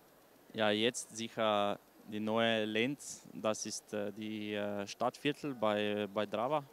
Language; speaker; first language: German; non-native, learner; Slovenian